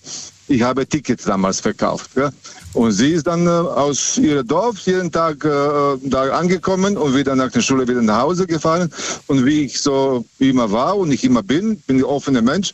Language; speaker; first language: German; non-native, fluent; Serbian